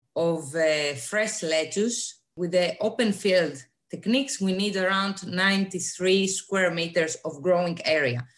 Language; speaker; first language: English; non-native, fluent; Greek